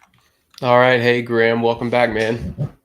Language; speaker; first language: English; native; English